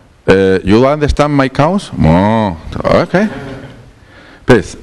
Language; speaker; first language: English; non-native, learner; Spanish